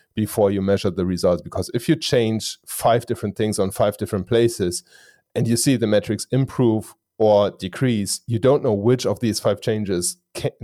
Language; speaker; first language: English; non-native, fluent; German